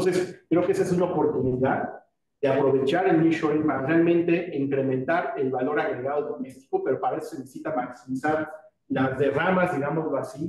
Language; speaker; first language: Spanish; native; Spanish